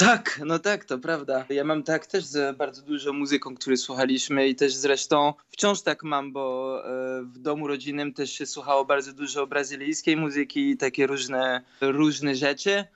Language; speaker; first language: Polish; early bilingual, heritage; Polish